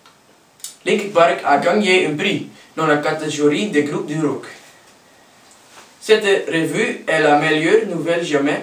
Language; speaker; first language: French; non-native, learner; English